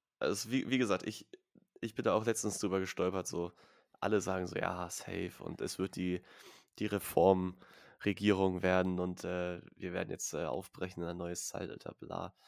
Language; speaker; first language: German; native; German